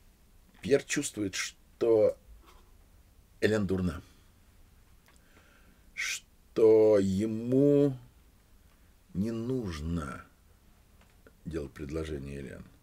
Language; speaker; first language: Russian; native; Russian